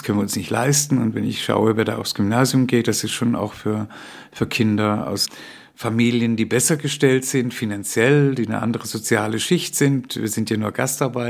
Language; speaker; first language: German; early bilingual, other home language; Spanish